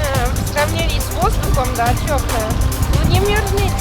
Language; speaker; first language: Russian; non-native, learner; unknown